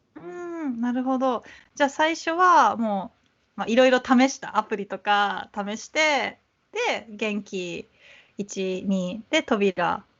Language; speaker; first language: Japanese; native; Japanese